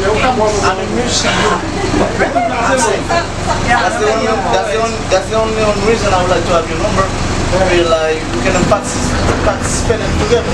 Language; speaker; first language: English; non-native, learner; Haitian Creole